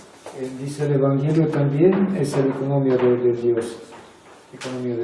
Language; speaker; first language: Spanish; non-native, learner; Bulgarian